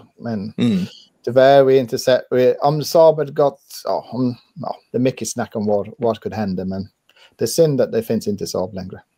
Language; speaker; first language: Swedish; non-native, fluent; English